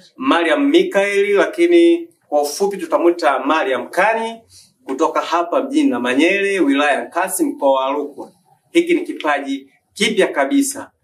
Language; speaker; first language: Swahili; native; Swahili